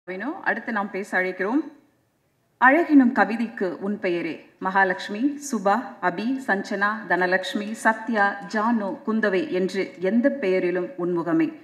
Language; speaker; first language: Tamil; native; Tamil